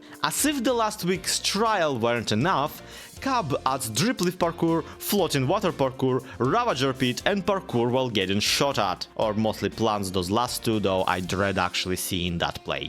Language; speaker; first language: English; native; English